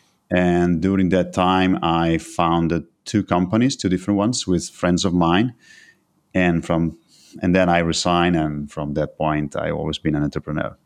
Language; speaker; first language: English; non-native, fluent; Italian